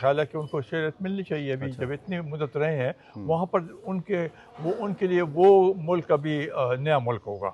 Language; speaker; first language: Urdu; non-native, local second language; Pashto